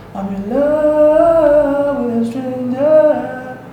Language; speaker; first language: English; non-native, local second language; Swahili